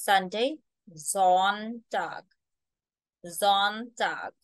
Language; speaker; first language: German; non-native, fluent; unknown